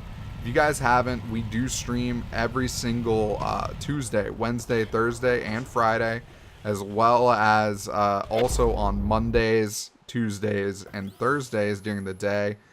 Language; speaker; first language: English; native; English